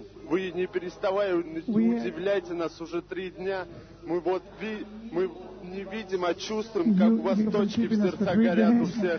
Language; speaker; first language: Russian; native; Russian